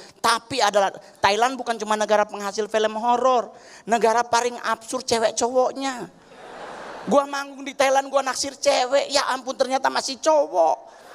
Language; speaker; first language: Indonesian; native; Indonesian